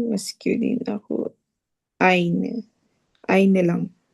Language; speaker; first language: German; non-native, learner; Filipino